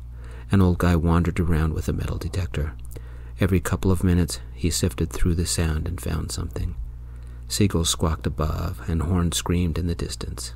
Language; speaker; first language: English; native; English